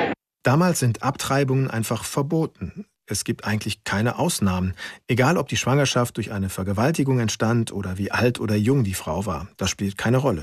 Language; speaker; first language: German; native; German